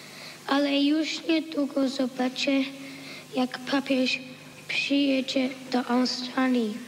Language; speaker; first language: Polish; early bilingual, heritage; Polish